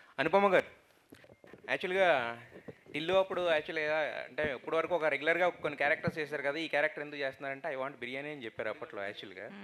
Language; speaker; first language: Telugu; native; Telugu